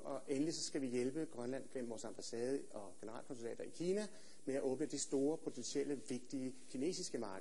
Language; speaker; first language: Danish; native; Danish